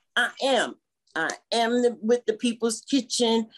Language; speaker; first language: English; native; English